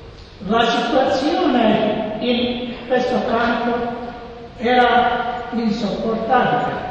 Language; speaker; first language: Italian; non-native, learner; Serbian